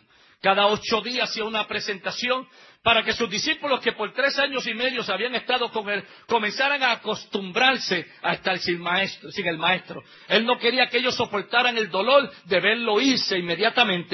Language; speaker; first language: Spanish; native; Spanish